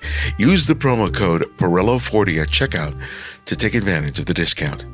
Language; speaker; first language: English; native; English